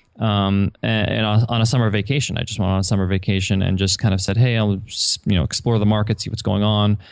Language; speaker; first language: English; native; English